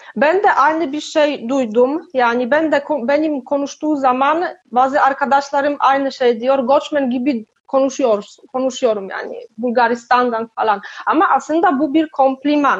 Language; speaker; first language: Turkish; non-native, learner; Polish